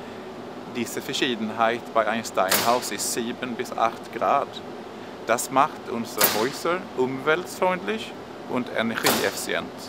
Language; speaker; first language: German; non-native, fluent; Swedish